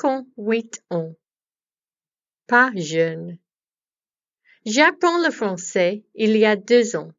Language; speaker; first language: French; non-native, learner; English